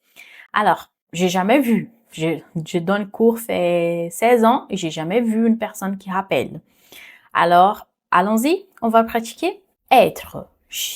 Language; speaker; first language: French; non-native, fluent; Portuguese